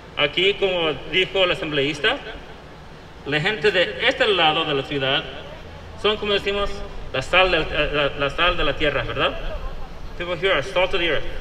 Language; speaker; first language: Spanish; early bilingual, heritage; Spanish